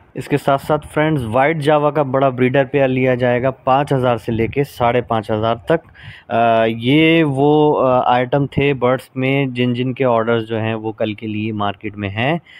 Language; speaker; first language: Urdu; native; Urdu